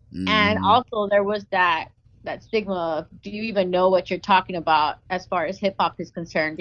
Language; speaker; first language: English; native; English